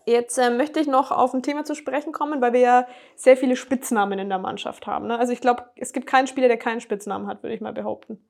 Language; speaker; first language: German; native; German